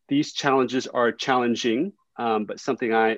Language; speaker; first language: English; early bilingual, other home language; Vietnamese